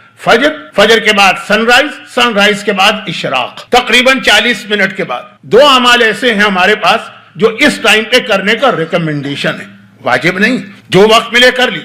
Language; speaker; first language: Urdu; native; Urdu